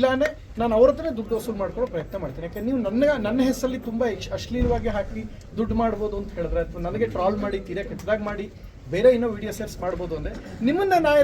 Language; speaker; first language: Kannada; native; Kannada